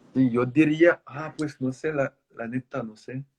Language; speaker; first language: Spanish; non-native, fluent; French